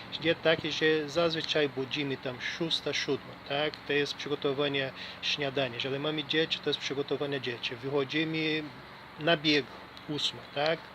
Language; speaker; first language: Polish; non-native, learner; Portuguese